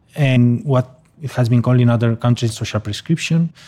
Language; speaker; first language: English; non-native, fluent; Spanish